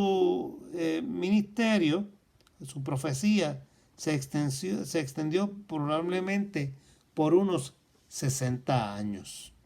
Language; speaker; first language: Spanish; native; Spanish